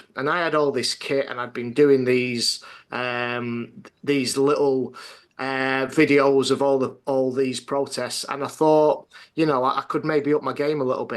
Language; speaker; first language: English; native; English